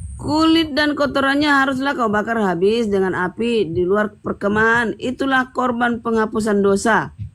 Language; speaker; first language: Indonesian; native; Indonesian